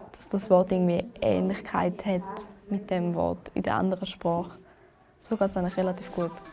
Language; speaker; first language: German; native; German